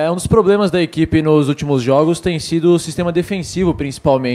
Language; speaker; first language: Portuguese; native; Portuguese